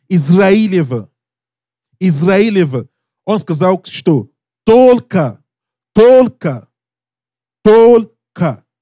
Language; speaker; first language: Russian; non-native, learner; English